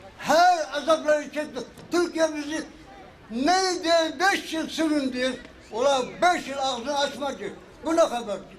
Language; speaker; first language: Turkish; early bilingual, heritage; Turkish